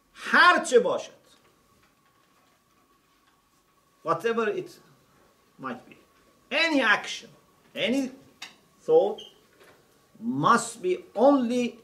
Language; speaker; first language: English; non-native, fluent; Persian